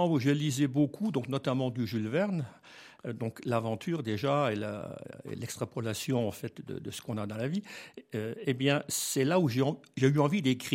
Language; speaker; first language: French; native; French